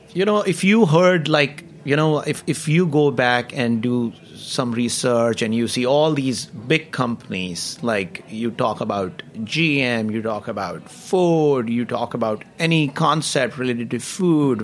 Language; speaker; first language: English; non-native, local second language; Hindi